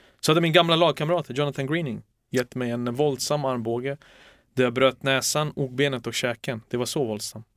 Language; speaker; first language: Swedish; early bilingual, other home language; Serbian